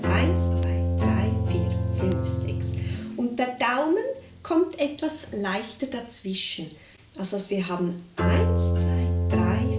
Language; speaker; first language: German; native; German